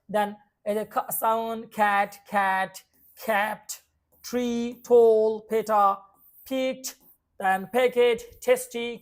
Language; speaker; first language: English; non-native, local second language; Bangla